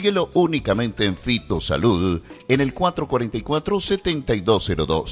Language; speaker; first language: Spanish; native; Spanish